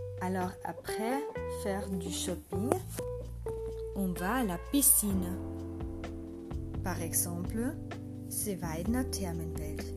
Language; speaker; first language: French; non-native, fluent; German